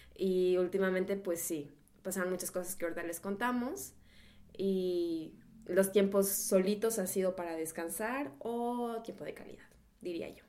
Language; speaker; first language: Spanish; native; Spanish